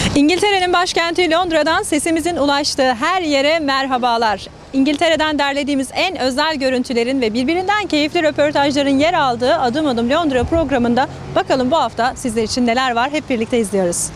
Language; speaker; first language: Turkish; native; Turkish